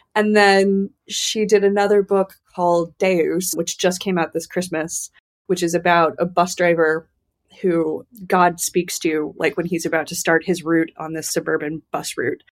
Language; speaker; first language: English; native; English